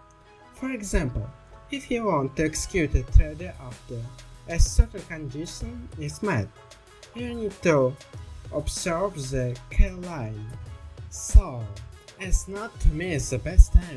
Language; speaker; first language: English; non-native, learner; Russian